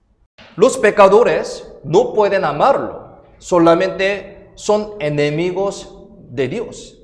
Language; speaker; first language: Spanish; non-native, fluent; Korean